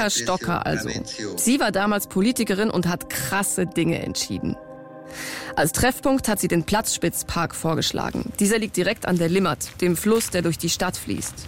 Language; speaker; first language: German; native; German